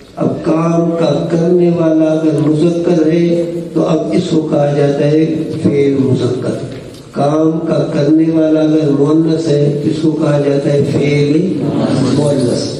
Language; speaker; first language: Urdu; non-native, local second language; Brahui